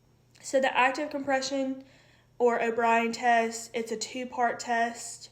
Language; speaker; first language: English; native; English